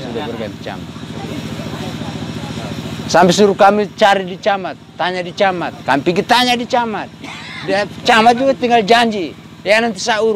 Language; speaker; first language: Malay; non-native, local second language; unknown